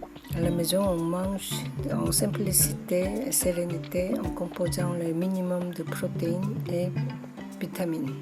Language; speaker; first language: French; non-native, fluent; Korean